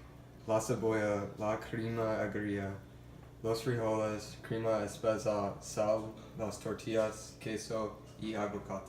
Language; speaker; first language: Spanish; non-native, learner; English